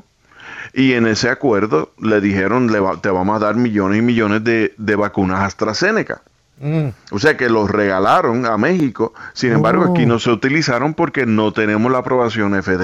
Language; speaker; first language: Spanish; early bilingual, heritage; Spanish